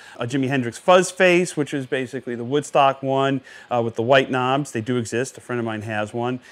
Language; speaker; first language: English; native; English